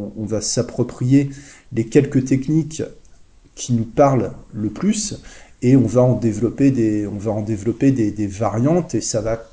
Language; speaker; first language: French; native; French